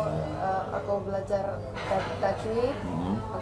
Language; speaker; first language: Indonesian; non-native, fluent; Finnish